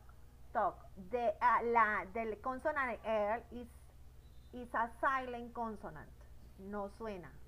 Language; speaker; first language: English; non-native, learner; Spanish